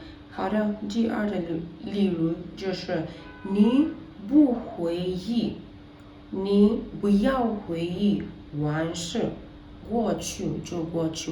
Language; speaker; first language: Chinese; non-native, learner; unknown